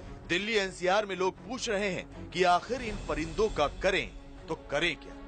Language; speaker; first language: Hindi; native; Hindi